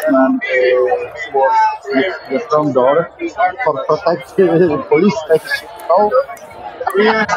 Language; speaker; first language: English; non-native, learner; Polish